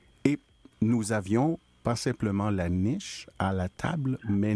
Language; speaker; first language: French; non-native, fluent; Spanish